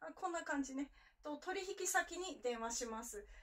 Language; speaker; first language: Japanese; native; Japanese